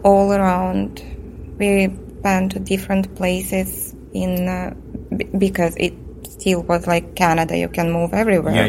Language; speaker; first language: English; non-native, fluent; Russian